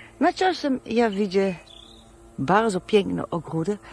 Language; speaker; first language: Polish; non-native, learner; Dutch